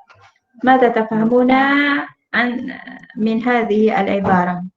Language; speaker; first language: Arabic; non-native, fluent; Malay